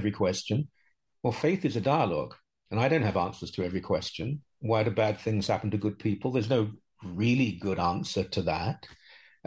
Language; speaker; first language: English; native; English